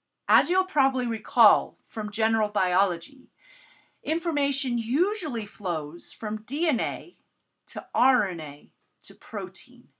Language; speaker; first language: English; native; English